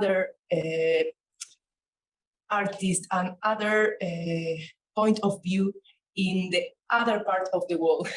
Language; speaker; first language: English; non-native, learner; Spanish